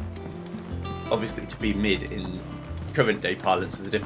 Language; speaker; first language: English; native; English